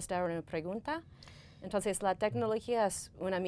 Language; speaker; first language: Spanish; non-native, fluent; English